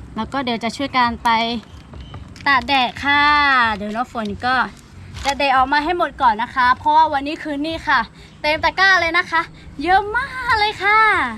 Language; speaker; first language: Thai; non-native, local second language; Lahu